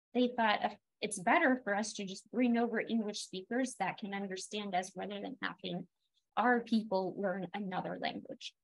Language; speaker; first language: English; native; English